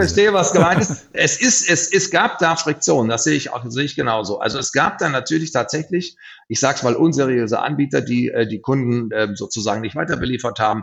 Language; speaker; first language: German; native; German